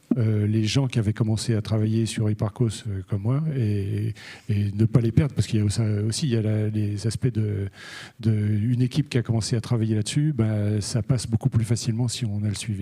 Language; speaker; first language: French; native; French